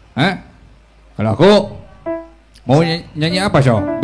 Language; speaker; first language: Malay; non-native, local second language; Sundanese